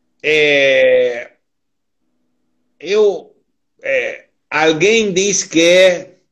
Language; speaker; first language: Portuguese; non-native, learner; Spanish